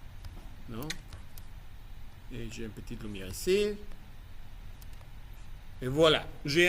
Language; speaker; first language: French; non-native, fluent; Spanish